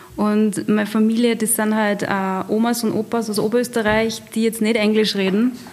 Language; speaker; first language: German; native; German